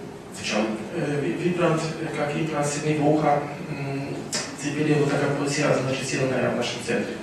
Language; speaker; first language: Russian; non-native, fluent; Polish